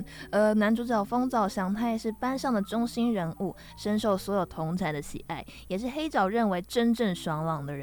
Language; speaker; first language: Chinese; native; Chinese